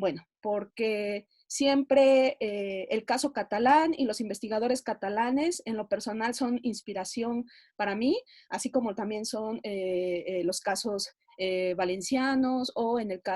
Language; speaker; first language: Spanish; native; Spanish